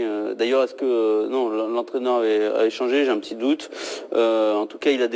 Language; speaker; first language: French; native; French